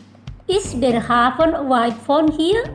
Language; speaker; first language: German; non-native, learner; Indonesian